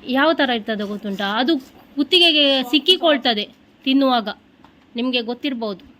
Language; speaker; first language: Kannada; non-native, local second language; Konkani